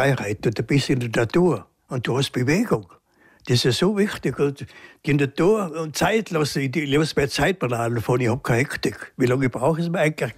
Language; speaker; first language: German; native; German